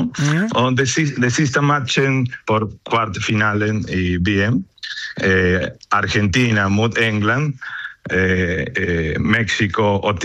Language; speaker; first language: Swedish; non-native, learner; Spanish